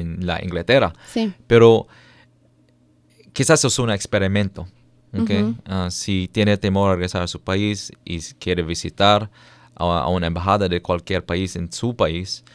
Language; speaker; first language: Spanish; non-native, fluent; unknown